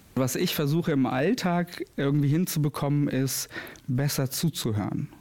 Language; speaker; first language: German; early bilingual, other home language; Albanian